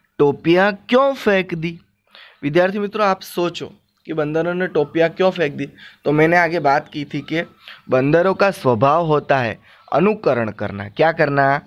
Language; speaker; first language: Hindi; non-native, local second language; Gujarati